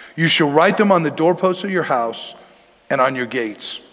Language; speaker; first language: English; native; English